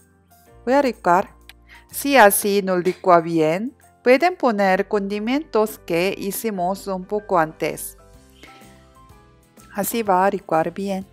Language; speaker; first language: Spanish; non-native, learner; Korean